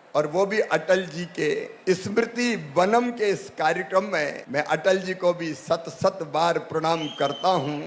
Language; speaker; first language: Hindi; native; Hindi